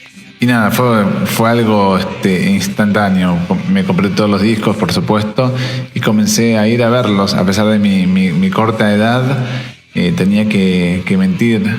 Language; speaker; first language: Spanish; native; Spanish